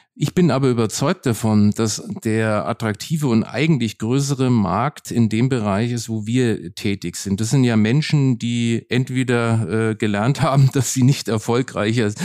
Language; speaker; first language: German; native; German